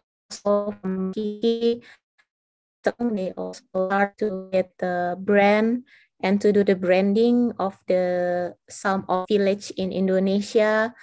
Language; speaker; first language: English; non-native, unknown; Indonesian